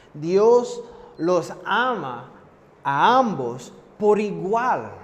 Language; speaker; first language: Spanish; non-native, fluent; English